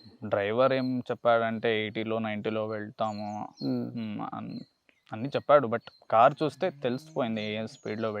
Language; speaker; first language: Telugu; non-native, learner; Kannada